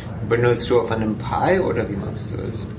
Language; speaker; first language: German; native; German